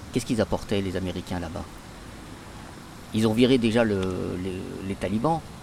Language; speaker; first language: French; native; French